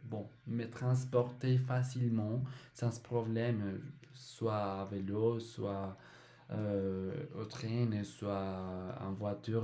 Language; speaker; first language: French; non-native, learner; Spanish